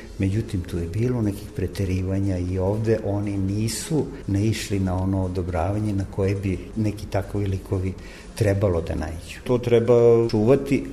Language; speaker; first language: Serbian; native; Serbian